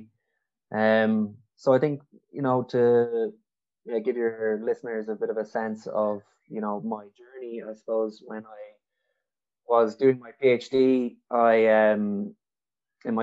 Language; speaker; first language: English; native; English